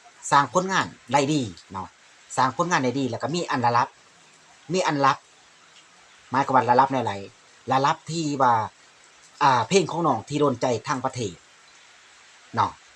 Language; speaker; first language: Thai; non-native, local second language; Lao